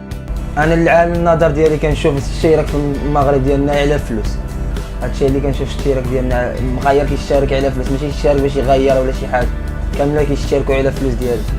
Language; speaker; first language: Arabic; native; Arabic